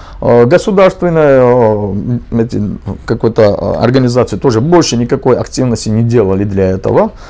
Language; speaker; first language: Russian; non-native, local second language; Georgian